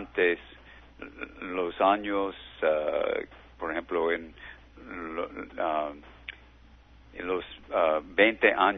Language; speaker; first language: Spanish; non-native, learner; English